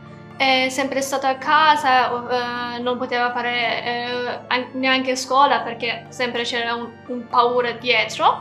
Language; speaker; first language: Italian; non-native, learner; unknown